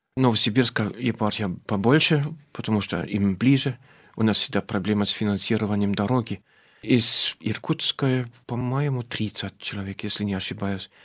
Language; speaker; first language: Russian; non-native, fluent; German